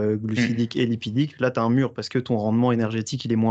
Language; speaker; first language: French; native; French